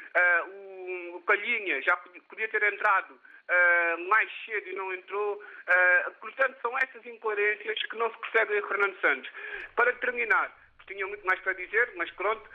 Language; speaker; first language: Portuguese; native; Portuguese